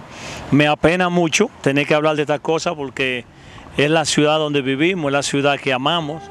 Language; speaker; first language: Spanish; native; Spanish